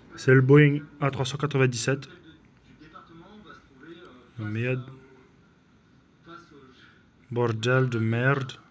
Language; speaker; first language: French; native; French